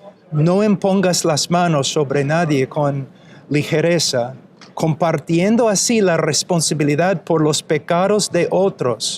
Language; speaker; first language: Spanish; non-native, fluent; English